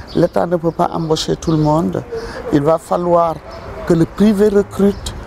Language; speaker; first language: French; non-native, local second language; Wolof